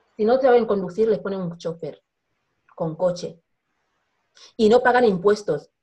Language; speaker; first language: Spanish; non-native, local second language; Fang